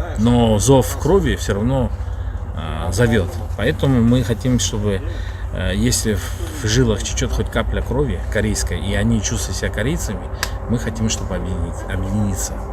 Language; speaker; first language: Russian; native; Russian